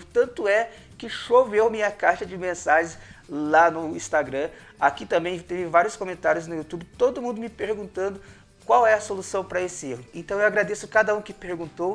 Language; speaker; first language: Portuguese; native; Portuguese